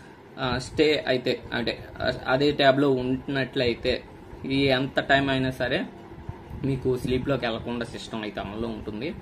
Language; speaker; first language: Telugu; native; Telugu